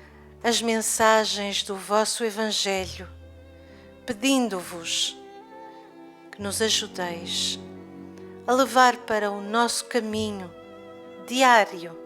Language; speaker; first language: Portuguese; native; Portuguese